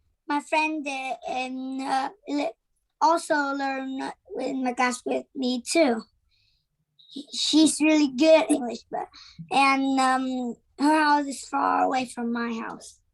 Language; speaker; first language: English; non-native, learner; Vietnamese